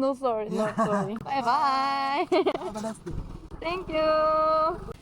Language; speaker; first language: English; non-native, learner; Korean